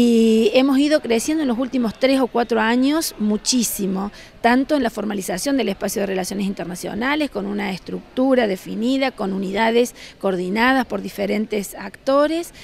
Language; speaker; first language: Spanish; native; Spanish